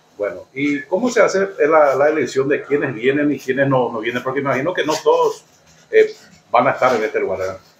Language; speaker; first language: Spanish; native; Spanish